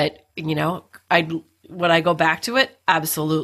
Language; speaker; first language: English; native; English